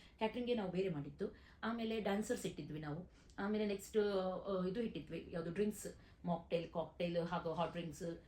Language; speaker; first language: Kannada; non-native, local second language; Konkani